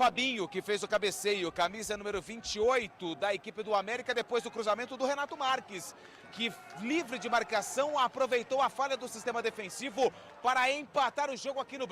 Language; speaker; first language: Portuguese; native; Portuguese